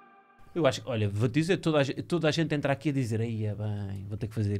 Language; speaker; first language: Portuguese; native; Portuguese